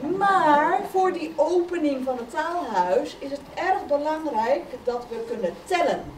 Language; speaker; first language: Dutch; native; Dutch